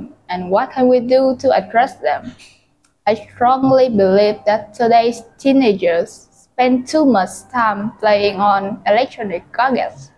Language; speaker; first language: English; non-native, learner; Vietnamese